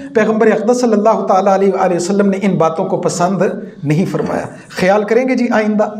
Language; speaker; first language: Urdu; non-native, local second language; Punjabi